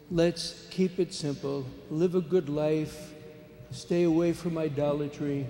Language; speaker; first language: English; native; English